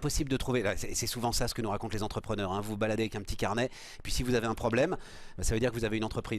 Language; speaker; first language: French; native; French